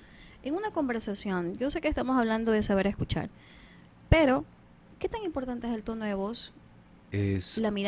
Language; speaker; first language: Spanish; native; Spanish